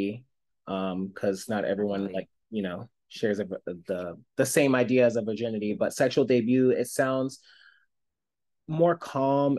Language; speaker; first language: English; native; English